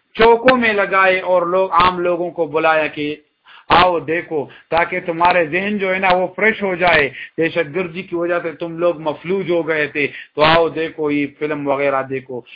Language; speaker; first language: Urdu; non-native, local second language; Pashto